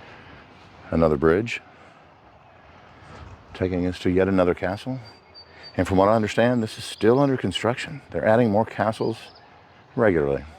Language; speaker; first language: English; native; English